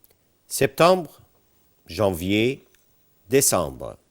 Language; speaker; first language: French; non-native, fluent; Arabic